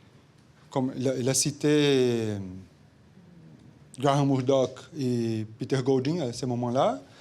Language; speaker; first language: French; non-native, fluent; Portuguese